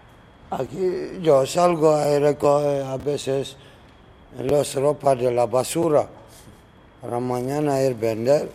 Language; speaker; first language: Spanish; non-native, learner; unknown